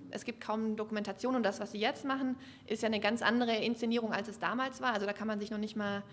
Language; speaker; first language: German; native; German